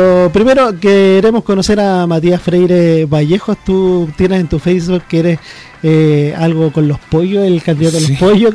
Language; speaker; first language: Spanish; native; Spanish